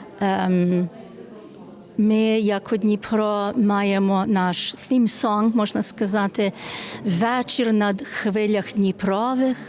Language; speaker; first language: Ukrainian; early bilingual, heritage; Ukrainian